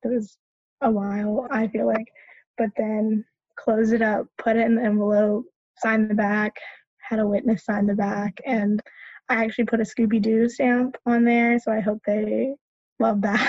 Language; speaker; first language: English; native; English